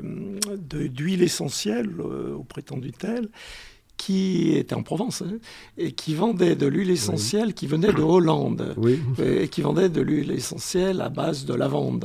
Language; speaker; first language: French; native; French